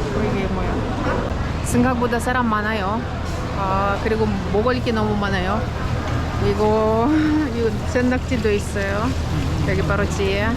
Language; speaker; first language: Korean; non-native, fluent; Ukrainian